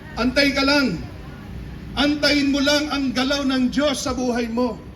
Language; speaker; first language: Filipino; non-native, local second language; Pampanga